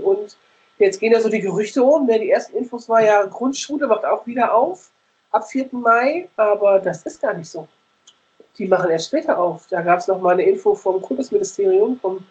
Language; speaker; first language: German; native; German